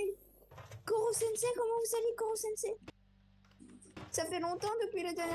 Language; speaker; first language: French; native; French